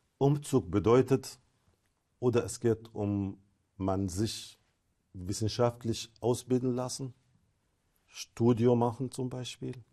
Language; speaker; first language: German; non-native, fluent; Arabic